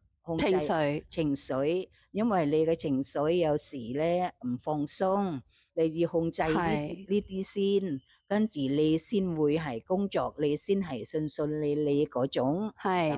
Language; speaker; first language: Cantonese; non-native, fluent; Thai